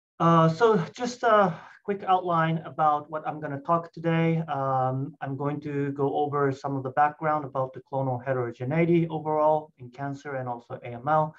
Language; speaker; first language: English; non-native, fluent; Japanese